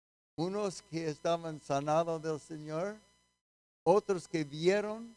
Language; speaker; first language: Spanish; non-native, fluent; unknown